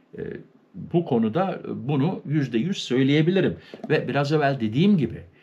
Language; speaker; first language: Turkish; native; Turkish